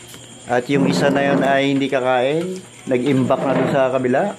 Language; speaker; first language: Filipino; native; Filipino